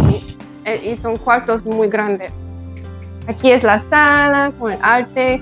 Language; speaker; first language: Spanish; non-native, learner; English